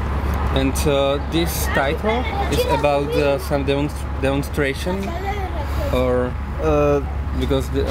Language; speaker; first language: English; non-native, fluent; Czech